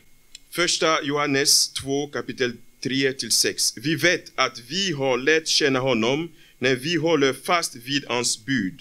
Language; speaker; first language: Swedish; non-native, fluent; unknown